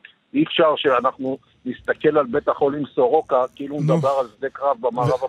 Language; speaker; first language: Hebrew; native; Hebrew